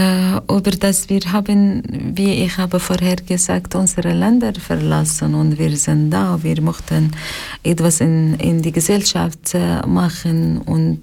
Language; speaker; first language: German; non-native, learner; Arabic